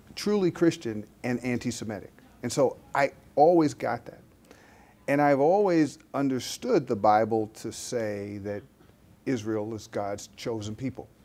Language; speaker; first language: English; native; English